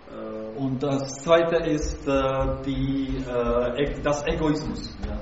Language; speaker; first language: German; non-native, learner; Czech